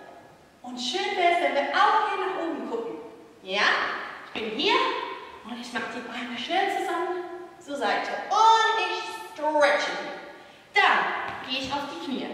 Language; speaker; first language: German; non-native, fluent; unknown